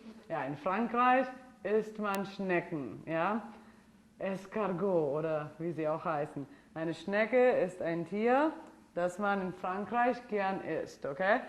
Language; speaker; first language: German; non-native, fluent; English